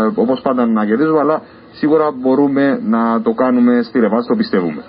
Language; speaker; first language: Greek; native; Greek